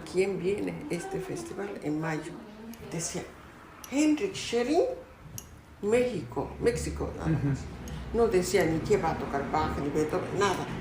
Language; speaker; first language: Spanish; non-native, fluent; Japanese